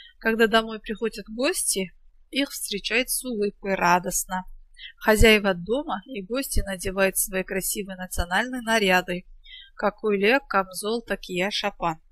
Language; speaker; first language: Russian; non-native, local second language; Kazakh